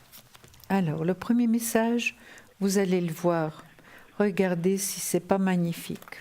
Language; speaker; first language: French; native; French